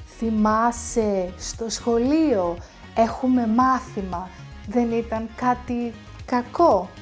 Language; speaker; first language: Greek; native; Greek